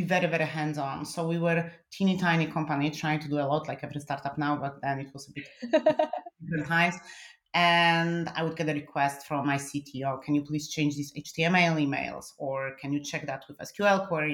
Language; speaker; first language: English; non-native, fluent; Polish